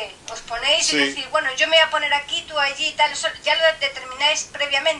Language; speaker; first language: Spanish; native; Spanish